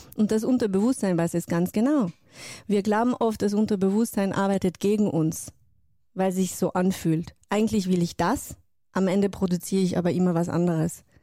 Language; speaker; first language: German; non-native, fluent; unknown